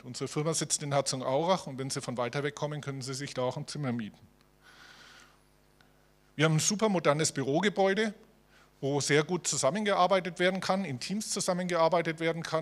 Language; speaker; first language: German; native; German